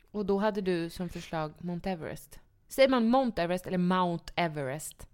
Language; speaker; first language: Swedish; native; Swedish